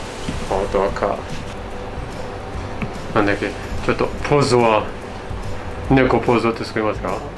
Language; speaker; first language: Japanese; non-native, fluent; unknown